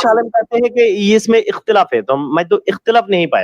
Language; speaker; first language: Hindi; non-native, learner; Bangla